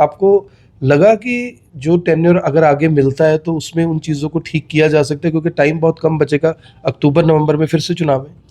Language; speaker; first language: Hindi; native; Hindi